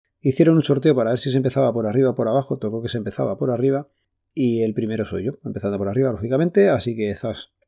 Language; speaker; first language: Spanish; native; Spanish